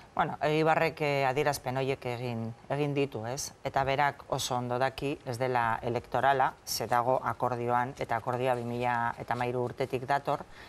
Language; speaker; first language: Basque; non-native, local second language; Spanish